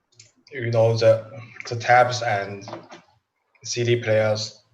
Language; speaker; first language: English; non-native, learner; Chinese